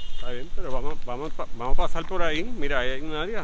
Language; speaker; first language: Spanish; native; Spanish